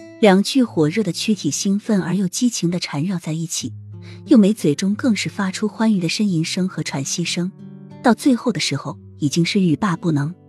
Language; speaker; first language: Chinese; native; Chinese